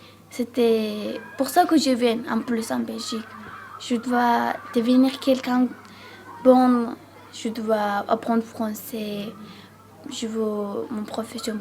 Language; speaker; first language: French; non-native, learner; Georgian